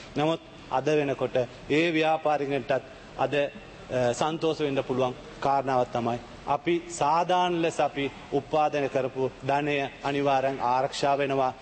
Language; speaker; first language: Sinhala; non-native, local second language; Tamil